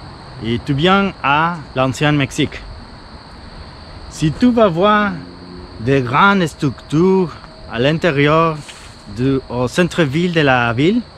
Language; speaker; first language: French; non-native, fluent; Spanish